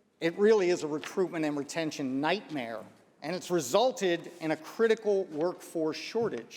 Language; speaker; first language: English; native; English